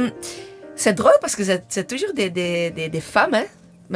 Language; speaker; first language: French; non-native, fluent; English